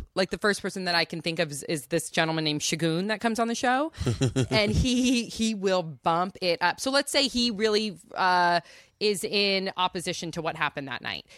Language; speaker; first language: English; native; English